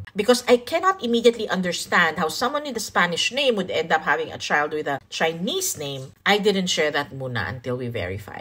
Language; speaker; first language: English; non-native, local second language; Filipino